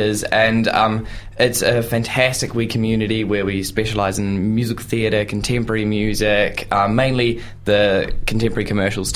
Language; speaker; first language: English; native; English